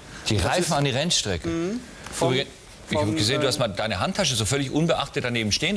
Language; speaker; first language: German; native; German